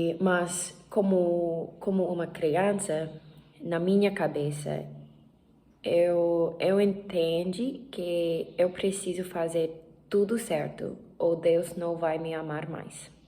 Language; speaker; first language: Portuguese; non-native, learner; English